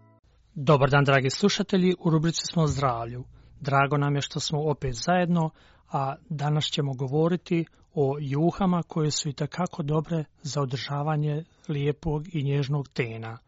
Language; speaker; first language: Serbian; non-native, fluent; Chinese